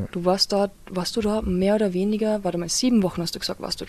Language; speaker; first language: German; native; German